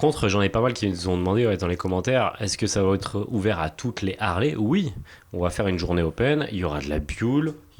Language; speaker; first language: French; native; French